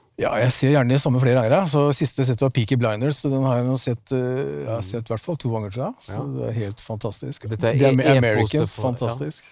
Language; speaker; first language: Norwegian; native; Norwegian